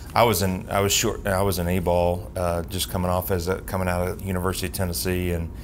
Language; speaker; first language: English; native; English